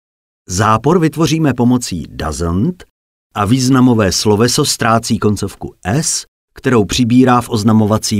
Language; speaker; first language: Czech; native; Czech